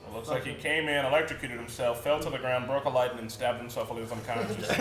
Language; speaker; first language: English; native; English